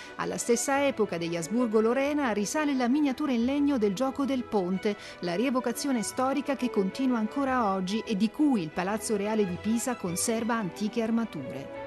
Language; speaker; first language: Italian; native; Italian